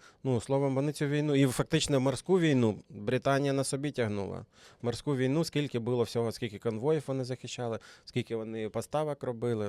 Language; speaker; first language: Ukrainian; native; Ukrainian